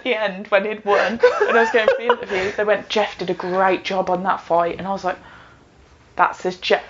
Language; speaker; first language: English; native; English